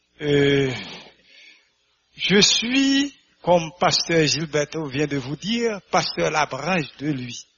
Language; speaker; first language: French; non-native, local second language; Haitian Creole